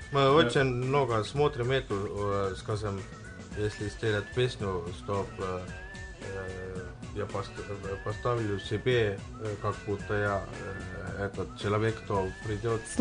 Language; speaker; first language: Russian; non-native, learner; Estonian